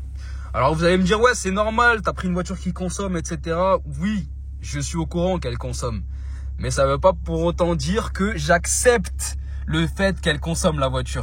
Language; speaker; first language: French; native; French